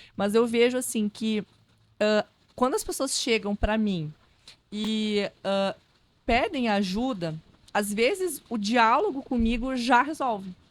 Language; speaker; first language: Portuguese; non-native, local second language; Low German